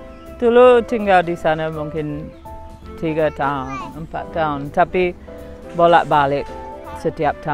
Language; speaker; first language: Indonesian; non-native, fluent; English